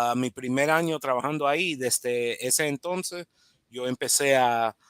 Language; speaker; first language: Spanish; early bilingual, heritage; Spanish